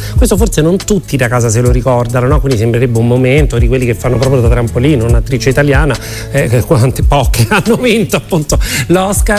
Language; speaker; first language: Italian; native; Italian